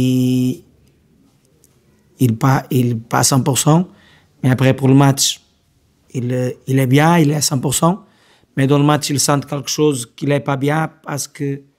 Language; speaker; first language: French; non-native, learner; Portuguese